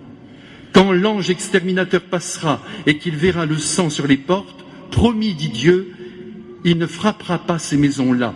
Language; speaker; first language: French; native; French